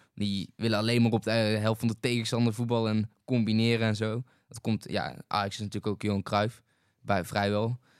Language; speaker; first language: Dutch; native; Dutch